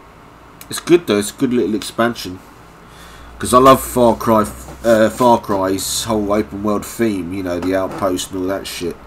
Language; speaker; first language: English; native; English